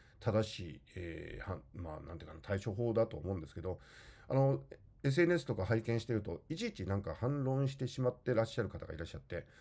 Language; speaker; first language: Japanese; native; Japanese